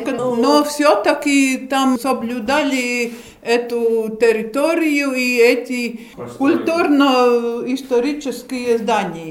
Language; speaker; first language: Russian; non-native, local second language; Latvian